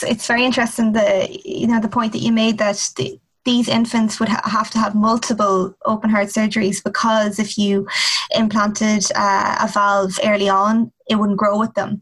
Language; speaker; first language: English; native; English